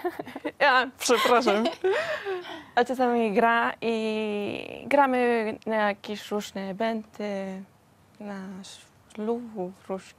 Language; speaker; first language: Polish; non-native, learner; Spanish